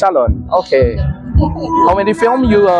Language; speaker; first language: English; non-native, fluent; Indonesian